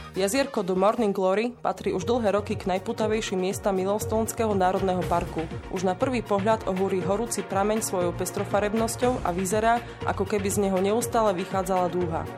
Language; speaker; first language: Slovak; native; Slovak